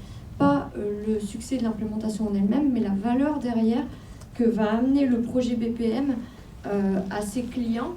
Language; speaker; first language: French; native; French